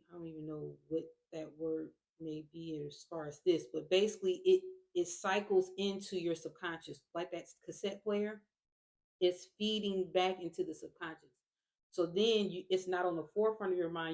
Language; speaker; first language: English; native; English